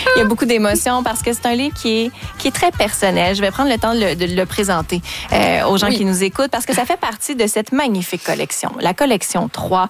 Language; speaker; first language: French; native; French